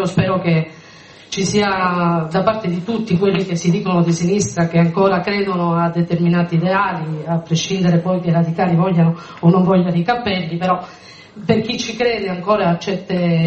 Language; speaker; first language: Italian; native; Italian